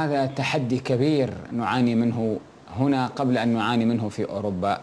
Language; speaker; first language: Arabic; native; Arabic